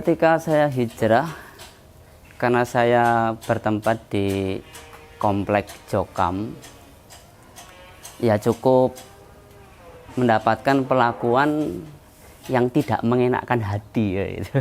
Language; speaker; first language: Indonesian; non-native, local second language; Javanese